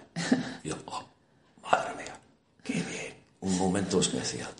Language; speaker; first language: Spanish; non-native, fluent; English